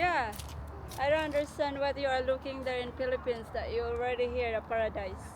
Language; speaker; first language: English; non-native, fluent; Filipino